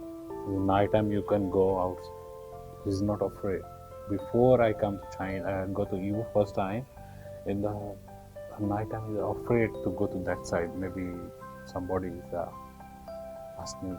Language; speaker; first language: English; non-native, learner; Urdu